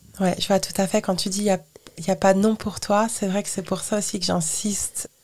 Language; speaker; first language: French; native; French